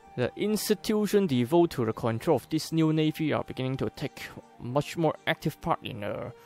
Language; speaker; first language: English; non-native, local second language; Cantonese